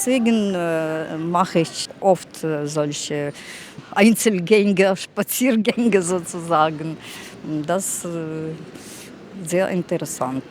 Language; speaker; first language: German; non-native, fluent; Russian